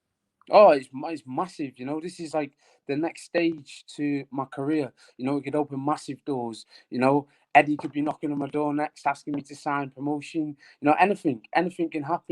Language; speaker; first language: English; native; English